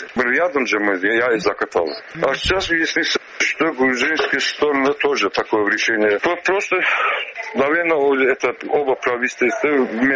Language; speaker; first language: Russian; non-native, learner; Azerbaijani